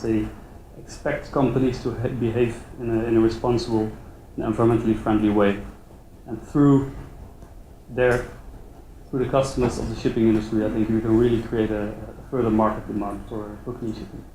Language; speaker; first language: English; non-native, fluent; Dutch